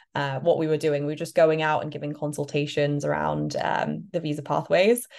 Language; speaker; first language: English; native; English